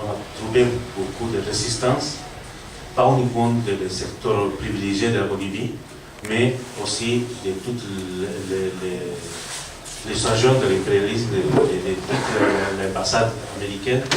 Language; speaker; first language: French; non-native, learner; Spanish